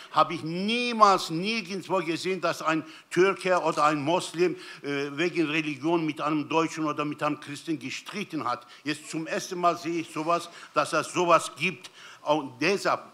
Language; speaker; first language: German; non-native, fluent; Turkish